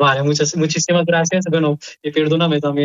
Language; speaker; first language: Spanish; non-native, learner; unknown